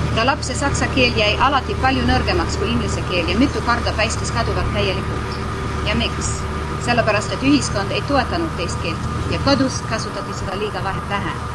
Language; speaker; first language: Estonian; non-native, fluent; English